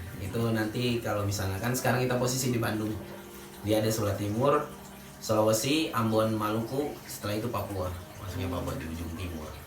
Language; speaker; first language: Indonesian; native; Indonesian